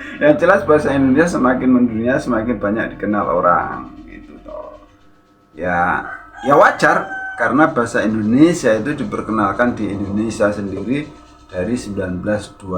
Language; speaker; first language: Indonesian; native; Indonesian